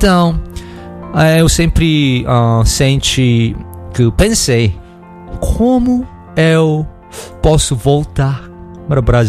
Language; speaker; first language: Portuguese; non-native, learner; Korean